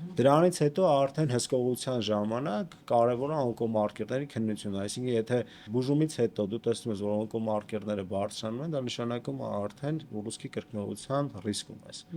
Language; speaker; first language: Armenian; native; Armenian